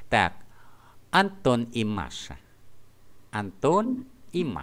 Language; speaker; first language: Russian; non-native, fluent; Vietnamese